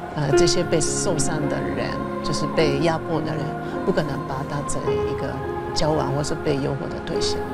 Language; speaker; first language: Chinese; non-native, fluent; Japanese